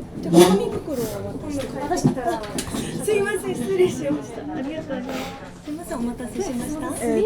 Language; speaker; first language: Japanese; native; Japanese